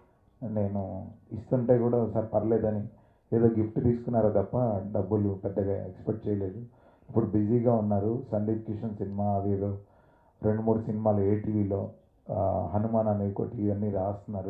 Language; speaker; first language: Telugu; native; Telugu